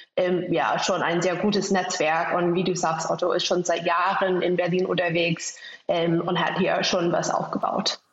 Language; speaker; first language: German; non-native, fluent; English